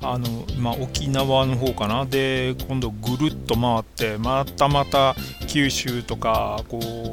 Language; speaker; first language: Japanese; native; Japanese